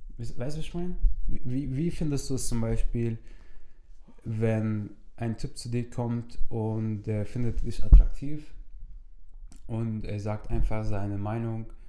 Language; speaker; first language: German; non-native, fluent; Arabic